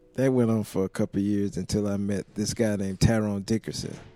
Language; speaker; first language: English; native; English